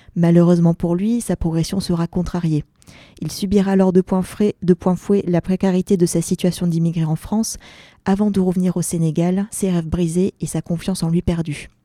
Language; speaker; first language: French; native; French